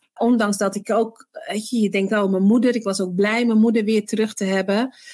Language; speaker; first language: Dutch; early bilingual, other home language; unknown